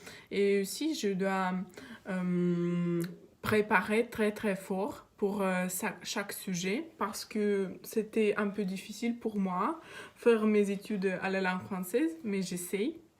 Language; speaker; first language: French; non-native, learner; Russian